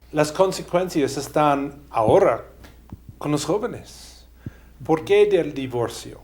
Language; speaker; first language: Spanish; non-native, fluent; English